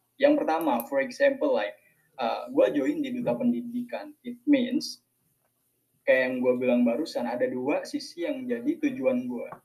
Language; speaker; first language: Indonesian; non-native, local second language; Madurese